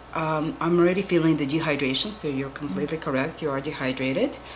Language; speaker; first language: English; non-native, fluent; Russian